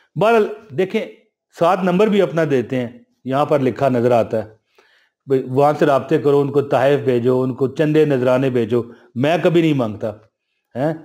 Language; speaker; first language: Urdu; non-native, local second language; Punjabi